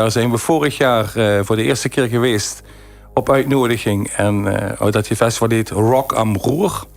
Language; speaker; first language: Dutch; native; Dutch